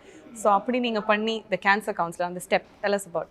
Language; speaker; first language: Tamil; native; Tamil